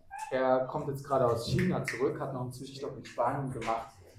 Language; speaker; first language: German; native; German